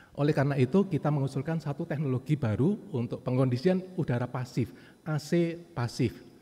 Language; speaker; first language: Indonesian; native; Indonesian